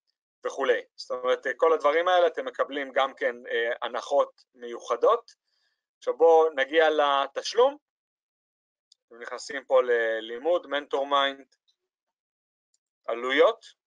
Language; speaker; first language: Hebrew; native; Hebrew